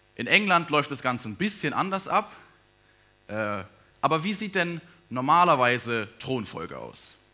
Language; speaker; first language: German; native; German